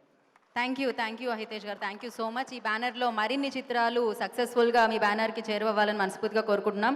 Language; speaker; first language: Telugu; native; Telugu